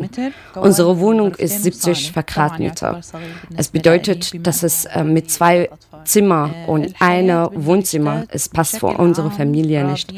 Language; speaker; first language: German; non-native, learner; Arabic